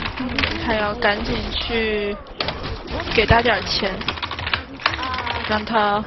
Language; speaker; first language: Chinese; native; Chinese